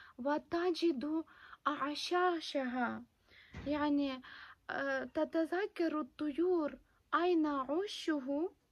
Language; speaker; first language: Arabic; non-native, fluent; Ukrainian